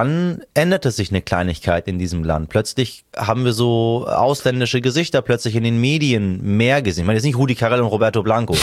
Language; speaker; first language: German; early bilingual, other home language; Persian